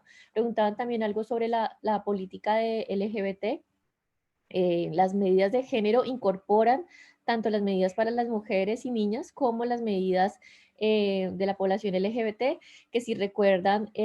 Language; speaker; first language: Spanish; native; Spanish